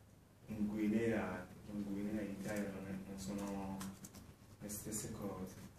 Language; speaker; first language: Italian; non-native, fluent; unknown